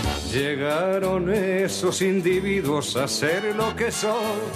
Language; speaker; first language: Spanish; native; Spanish